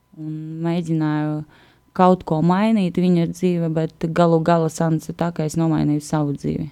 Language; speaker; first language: Latvian; non-native, local second language; Russian